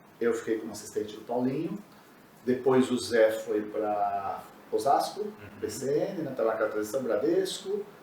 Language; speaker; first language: Portuguese; native; Portuguese